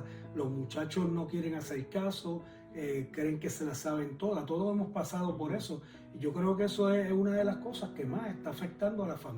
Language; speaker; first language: Spanish; native; Spanish